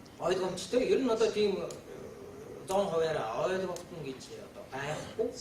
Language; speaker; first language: Mongolian; non-native, fluent; Japanese